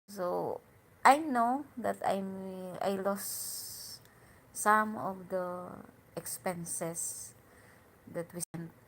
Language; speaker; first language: English; non-native, learner; Hiligaynon